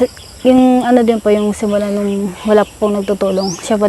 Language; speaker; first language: Filipino; native; Filipino